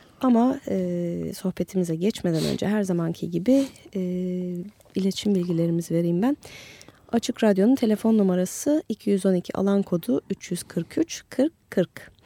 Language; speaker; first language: Turkish; native; Turkish